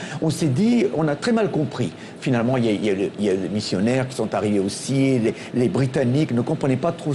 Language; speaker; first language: French; non-native, local second language; Tamil